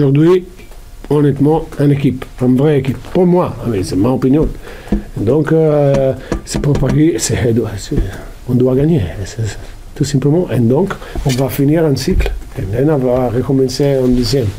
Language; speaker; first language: French; non-native, learner; Italian